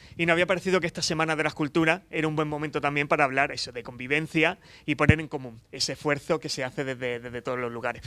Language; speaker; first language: Spanish; native; Spanish